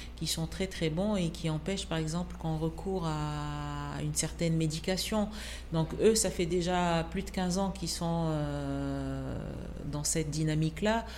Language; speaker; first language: French; non-native, local second language; Arabic